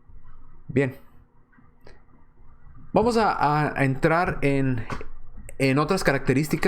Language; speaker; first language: Spanish; native; Spanish